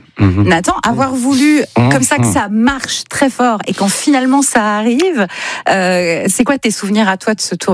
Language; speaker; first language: French; native; French